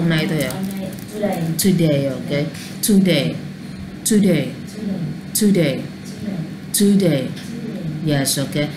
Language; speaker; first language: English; non-native, learner; Vietnamese